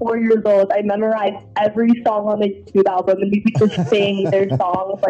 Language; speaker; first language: English; native; English